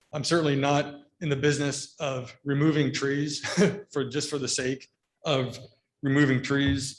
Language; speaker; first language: English; native; English